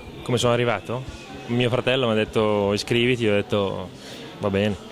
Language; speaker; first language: Italian; native; Italian